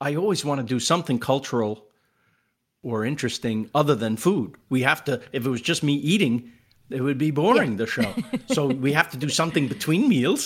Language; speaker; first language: English; native; English